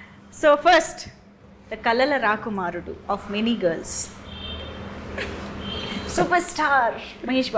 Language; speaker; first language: Telugu; native; Telugu